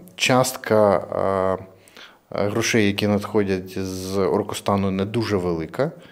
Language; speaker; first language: Ukrainian; non-native, local second language; Russian